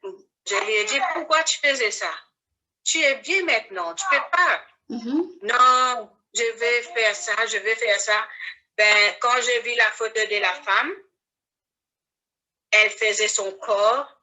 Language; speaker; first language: French; non-native, learner; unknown